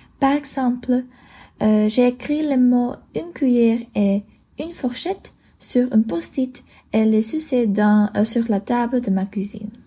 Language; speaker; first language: French; non-native, learner; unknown